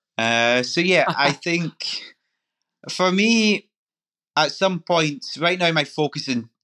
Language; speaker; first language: English; native; English